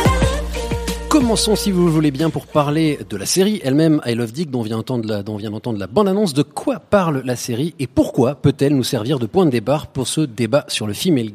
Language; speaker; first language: French; native; French